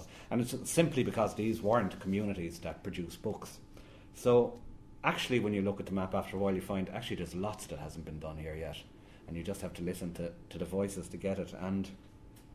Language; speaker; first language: English; native; English